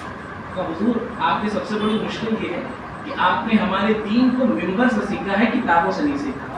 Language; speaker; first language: Urdu; native; Urdu